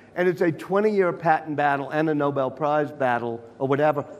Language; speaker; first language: English; native; English